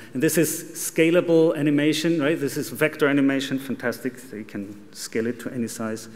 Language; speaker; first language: English; non-native, fluent; German